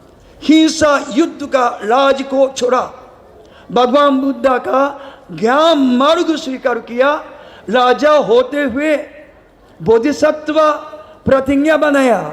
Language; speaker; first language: Hindi; non-native, learner; Japanese